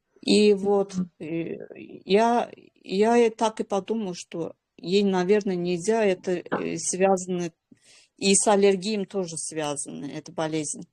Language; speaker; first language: Russian; non-native, local second language; Azerbaijani